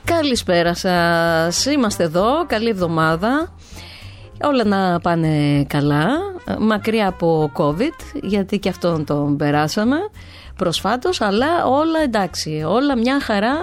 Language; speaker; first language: Greek; native; Greek